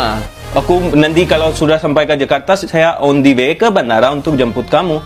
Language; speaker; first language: Indonesian; non-native, fluent; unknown